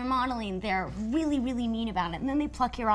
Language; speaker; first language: English; native; English